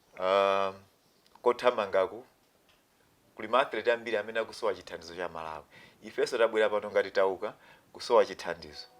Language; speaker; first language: Nyanja; non-native, local second language; Tumbuka